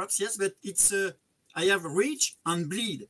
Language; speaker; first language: English; non-native, fluent; French